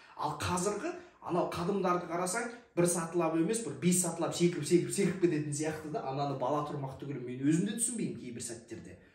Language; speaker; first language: Kazakh; native; Kazakh